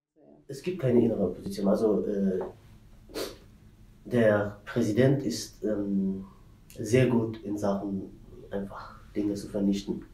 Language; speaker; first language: German; non-native, fluent; Tigrinya